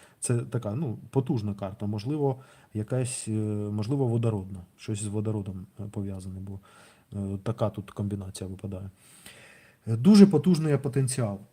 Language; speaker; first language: Ukrainian; non-native, local second language; Russian